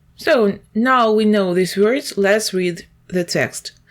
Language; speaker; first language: English; non-native, fluent; Ukrainian